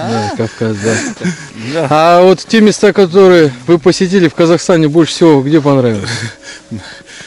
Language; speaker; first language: Russian; native; Russian